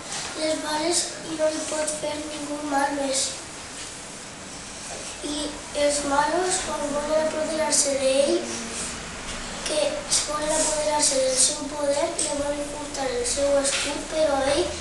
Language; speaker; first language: Catalan; non-native, local second language; Spanish